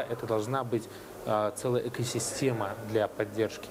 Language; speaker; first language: Russian; native; Russian